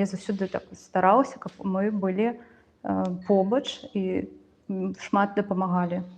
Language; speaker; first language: Belarusian; non-native, local second language; Russian